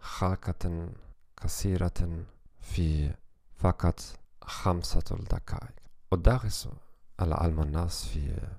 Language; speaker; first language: Arabic; non-native, learner; German